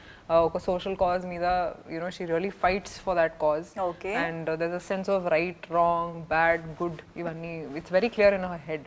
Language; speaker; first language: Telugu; non-native, local second language; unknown